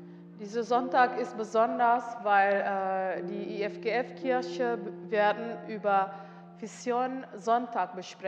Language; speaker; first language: German; non-native, learner; Indonesian